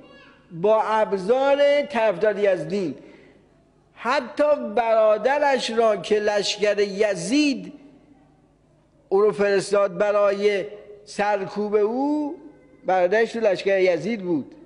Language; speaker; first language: Persian; native; Persian